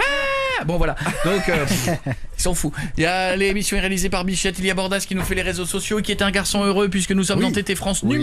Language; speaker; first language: French; native; French